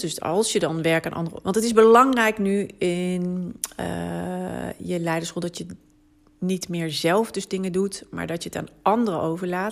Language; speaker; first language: Dutch; native; Dutch